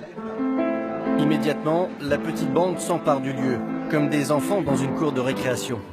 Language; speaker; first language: French; native; French